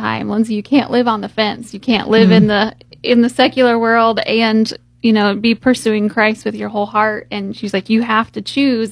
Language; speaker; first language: English; native; English